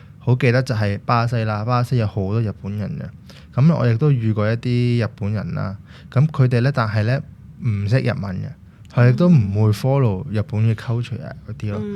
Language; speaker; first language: Cantonese; non-native, local second language; Urdu